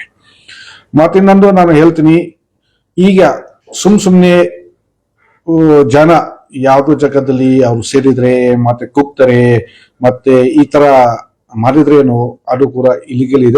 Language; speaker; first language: Kannada; non-native, fluent; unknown